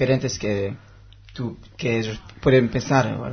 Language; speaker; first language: Spanish; non-native, learner; Hebrew